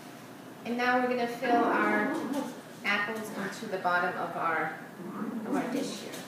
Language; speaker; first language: English; non-native, fluent; German